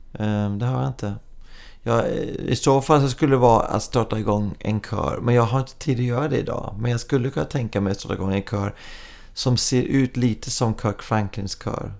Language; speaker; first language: Swedish; early bilingual, other home language; English